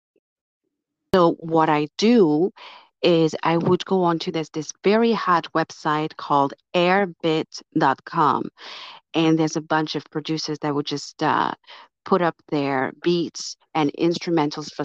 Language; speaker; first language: English; non-native, fluent; French